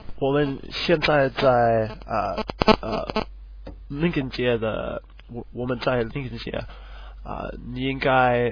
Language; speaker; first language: Chinese; non-native, learner; English